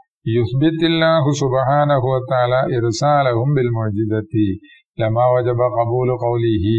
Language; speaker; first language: Arabic; non-native, fluent; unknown